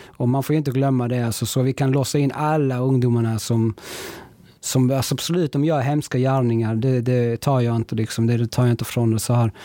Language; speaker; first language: Swedish; early bilingual, other home language; Spanish